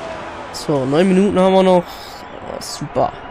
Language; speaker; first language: German; native; German